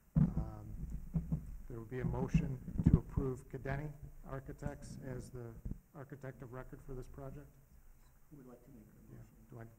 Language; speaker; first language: English; native; English